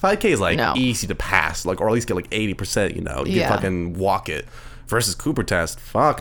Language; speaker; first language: English; native; English